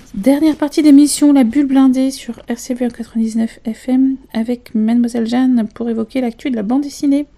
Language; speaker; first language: French; native; French